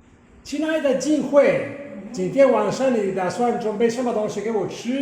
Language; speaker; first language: Chinese; non-native, fluent; Italian